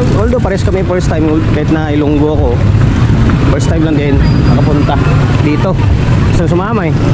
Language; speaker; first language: Filipino; non-native, local second language; Hiligaynon